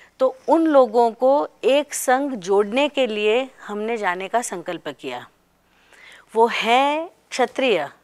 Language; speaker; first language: Hindi; non-native, local second language; Marathi